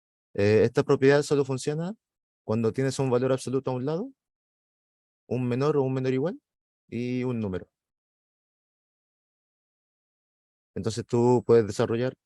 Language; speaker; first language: Spanish; native; Spanish